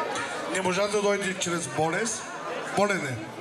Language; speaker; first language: Bulgarian; non-native, local second language; Turkish